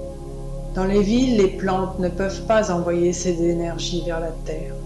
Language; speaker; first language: French; native; French